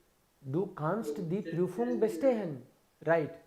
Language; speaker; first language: German; non-native, fluent; Hindi